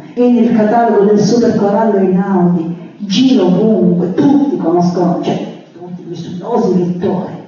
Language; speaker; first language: Italian; native; Italian